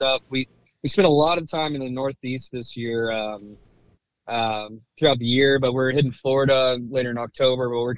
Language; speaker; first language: English; native; English